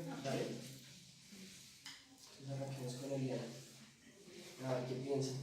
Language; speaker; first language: Spanish; native; Spanish